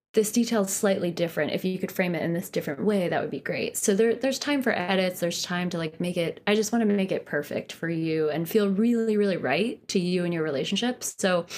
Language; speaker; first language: English; native; English